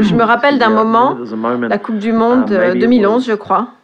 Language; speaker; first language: French; non-native, fluent; English